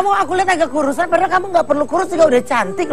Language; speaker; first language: Indonesian; native; Indonesian